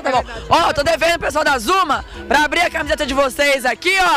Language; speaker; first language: Portuguese; native; Portuguese